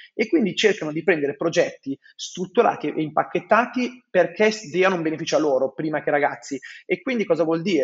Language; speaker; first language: Italian; native; Italian